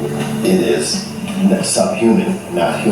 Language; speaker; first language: English; native; English